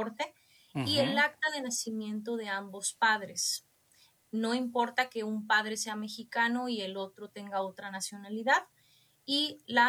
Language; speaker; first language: Spanish; native; Spanish